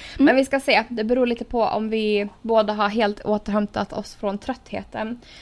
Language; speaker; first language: Swedish; native; Swedish